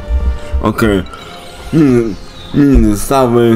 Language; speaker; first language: Polish; native; Polish